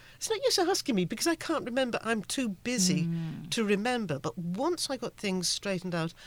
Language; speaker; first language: English; native; English